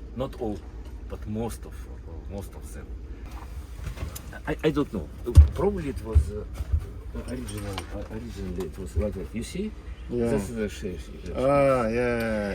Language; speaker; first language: English; non-native, learner; Russian